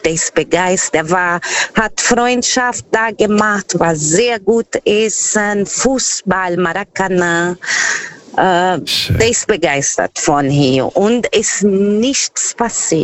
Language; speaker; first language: German; non-native, fluent; Portuguese